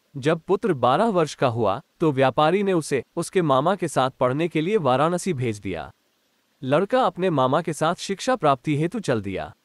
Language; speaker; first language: Hindi; non-native, local second language; Gujarati